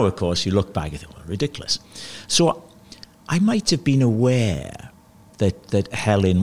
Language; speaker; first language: English; native; English